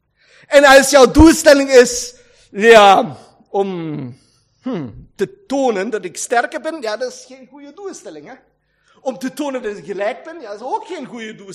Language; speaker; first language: Dutch; non-native, fluent; German